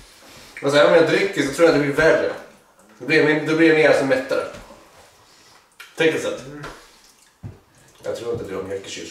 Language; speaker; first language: Swedish; native; Swedish